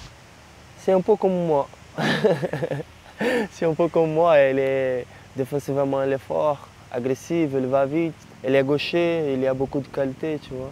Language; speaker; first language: French; non-native, learner; Portuguese